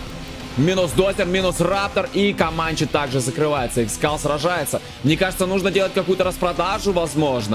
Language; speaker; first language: Russian; native; Russian